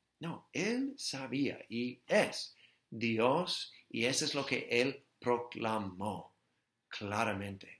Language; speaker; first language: Spanish; non-native, fluent; English